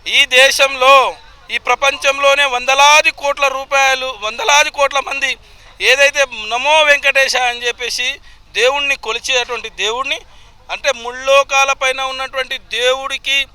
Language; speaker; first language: Telugu; non-native, local second language; Lambadi